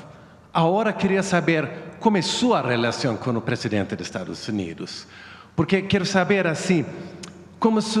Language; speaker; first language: Spanish; non-native, fluent; Swedish